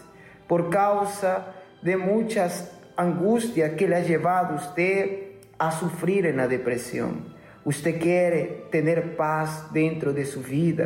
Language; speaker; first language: Spanish; non-native, fluent; Portuguese